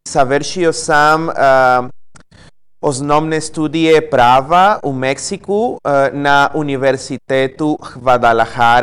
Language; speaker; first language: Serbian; non-native, learner; Spanish